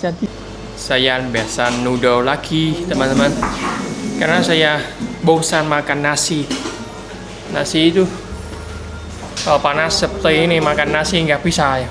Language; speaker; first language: Indonesian; non-native, fluent; Vietnamese